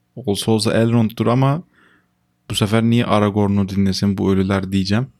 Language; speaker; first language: Turkish; native; Turkish